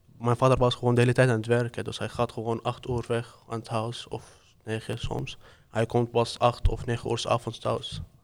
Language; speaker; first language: Dutch; non-native, fluent; Arabic